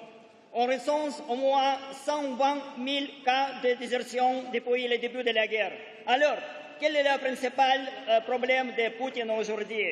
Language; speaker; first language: French; non-native, fluent; Russian